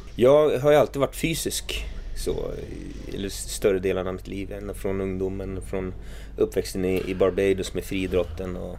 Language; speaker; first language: Swedish; early bilingual, other home language; English